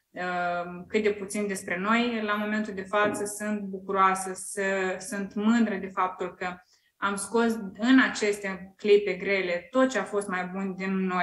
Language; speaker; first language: Romanian; native; Romanian